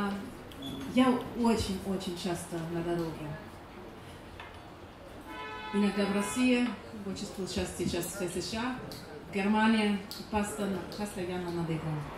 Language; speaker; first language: Russian; non-native, learner; German